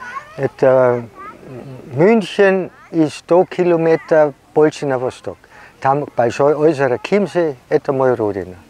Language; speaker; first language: Russian; non-native, learner; German